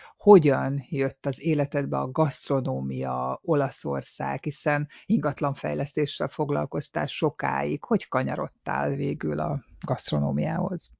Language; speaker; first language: Hungarian; native; Hungarian